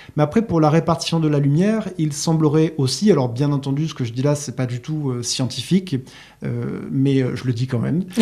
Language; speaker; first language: French; native; French